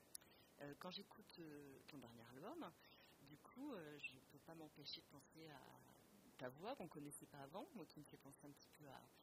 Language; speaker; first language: French; native; French